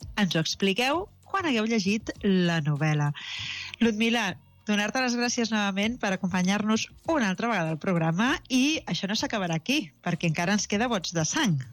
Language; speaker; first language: Catalan; native; Catalan